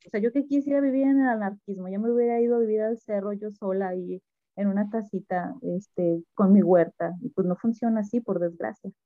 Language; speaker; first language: Spanish; native; Spanish